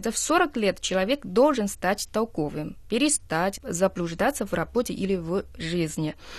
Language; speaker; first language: Russian; non-native, fluent; Chinese